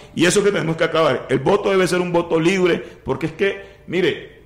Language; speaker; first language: Spanish; native; Spanish